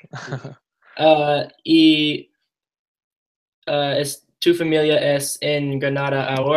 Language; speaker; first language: Spanish; non-native, learner; English